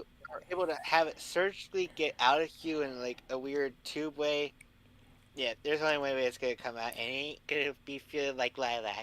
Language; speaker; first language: English; native; English